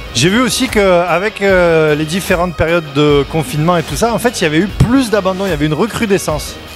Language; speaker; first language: French; native; French